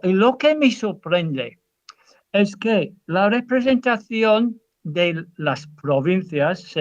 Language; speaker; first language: Spanish; non-native, fluent; English